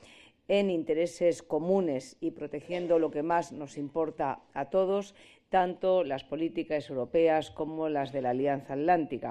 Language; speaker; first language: Spanish; native; Spanish